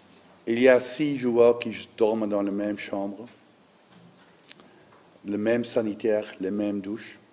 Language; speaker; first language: French; non-native, fluent; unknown